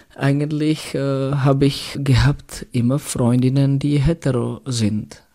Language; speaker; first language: German; non-native, fluent; Czech